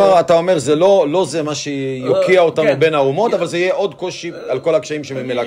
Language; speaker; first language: Hebrew; native; Hebrew